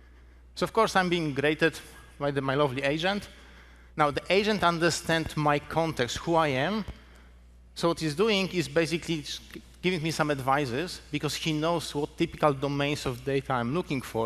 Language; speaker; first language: English; non-native, fluent; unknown